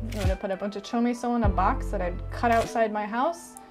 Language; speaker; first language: English; native; English